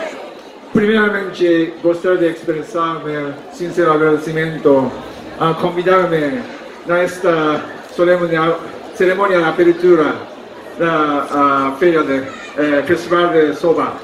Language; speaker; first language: Portuguese; non-native, fluent; Japanese